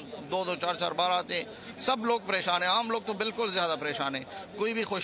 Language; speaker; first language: Hindi; non-native, fluent; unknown